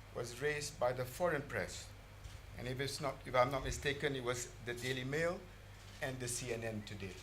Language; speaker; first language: English; non-native, local second language; Malay